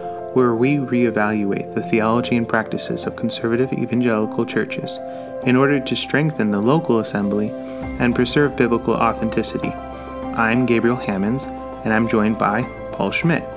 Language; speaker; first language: English; native; English